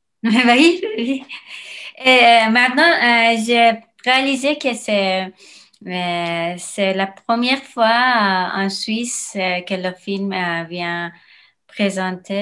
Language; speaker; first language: French; non-native, learner; Persian